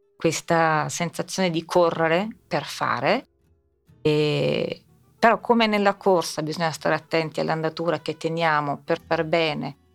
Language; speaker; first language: Italian; native; Italian